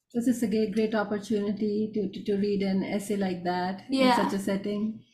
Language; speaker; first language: English; non-native, local second language; Hindi